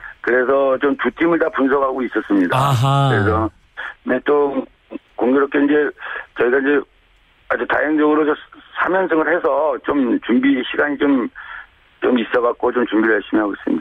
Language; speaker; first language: Korean; native; Korean